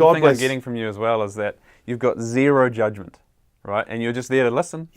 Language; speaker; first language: English; native; English